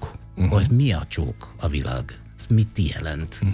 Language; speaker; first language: Hungarian; non-native, fluent; Italian